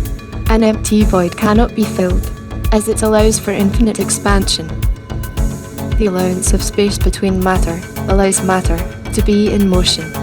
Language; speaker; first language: English; native; English